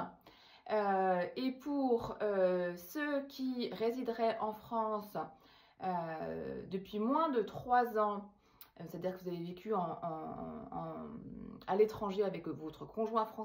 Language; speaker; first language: French; native; French